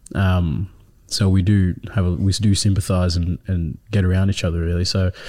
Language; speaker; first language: English; early bilingual, other home language; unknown